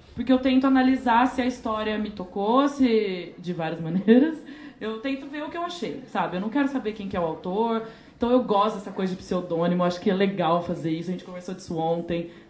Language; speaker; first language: Portuguese; native; Portuguese